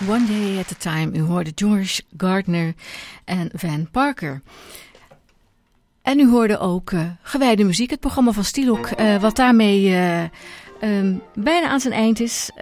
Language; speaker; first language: Dutch; native; Dutch